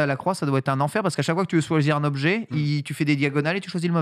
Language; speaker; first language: French; native; French